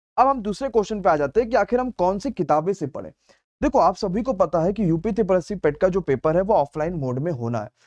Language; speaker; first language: Hindi; native; Hindi